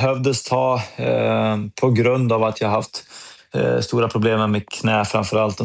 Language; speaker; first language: Swedish; native; Swedish